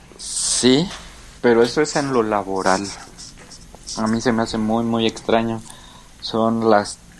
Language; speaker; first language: Spanish; native; Spanish